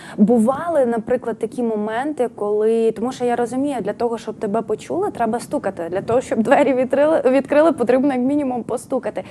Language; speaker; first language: Ukrainian; native; Ukrainian